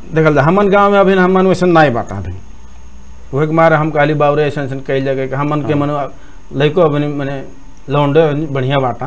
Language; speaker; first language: Bhojpuri; native; Bhojpuri